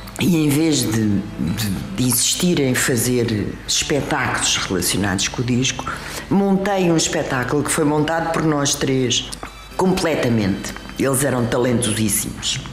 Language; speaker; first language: Portuguese; early bilingual, other home language; French